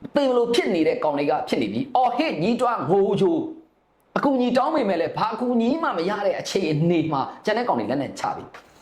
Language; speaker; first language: Burmese; native; Burmese